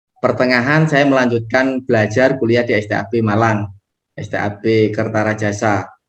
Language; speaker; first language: Indonesian; non-native, local second language; Javanese